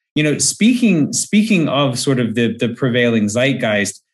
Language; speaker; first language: English; native; English